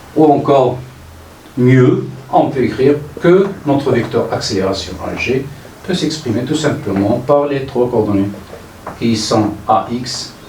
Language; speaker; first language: French; non-native, local second language; Arabic